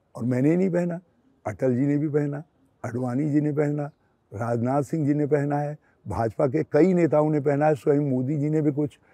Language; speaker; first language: Hindi; native; Hindi